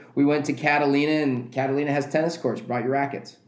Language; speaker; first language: English; native; English